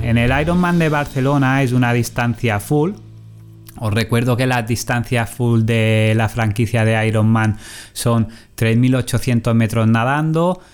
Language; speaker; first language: Spanish; native; Spanish